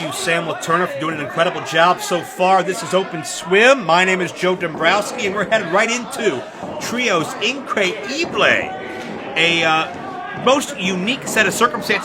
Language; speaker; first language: English; native; English